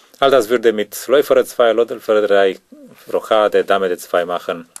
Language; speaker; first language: German; non-native, learner; Romanian